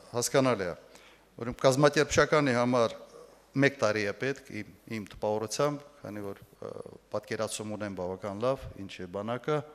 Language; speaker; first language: Armenian; native; Armenian